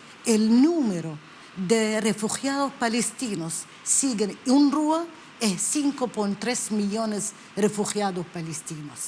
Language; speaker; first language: Spanish; non-native, learner; Arabic